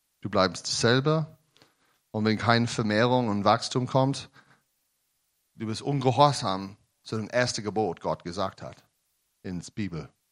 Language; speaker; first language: German; non-native, learner; English